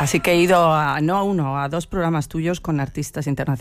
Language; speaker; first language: Spanish; native; Spanish